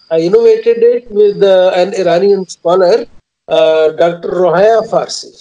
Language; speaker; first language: English; non-native, local second language; Punjabi